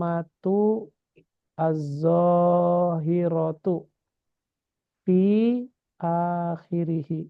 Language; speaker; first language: Arabic; non-native, fluent; Indonesian